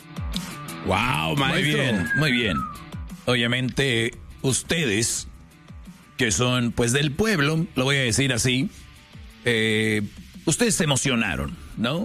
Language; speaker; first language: Spanish; native; Spanish